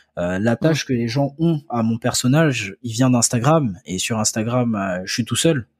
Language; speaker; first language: French; early bilingual, other home language; Akan